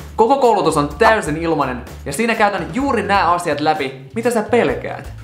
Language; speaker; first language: Finnish; non-native, fluent; Russian